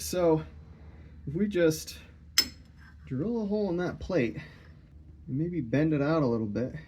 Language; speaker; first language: English; native; English